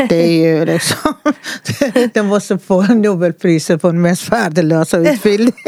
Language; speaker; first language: Swedish; non-native, fluent; Persian